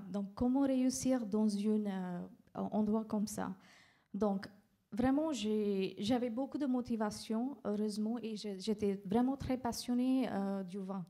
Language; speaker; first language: French; non-native, fluent; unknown